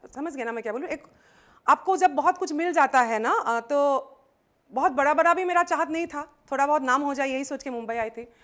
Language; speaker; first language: Hindi; non-native, local second language; Assamese